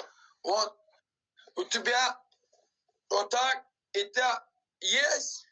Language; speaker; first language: Russian; non-native, learner; Uzbek